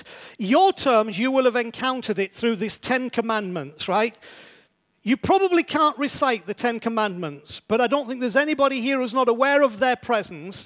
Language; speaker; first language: English; native; English